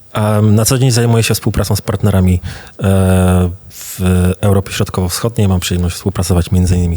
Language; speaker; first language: Polish; native; Polish